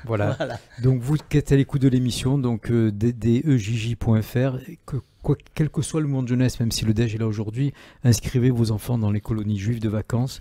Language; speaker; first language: French; native; French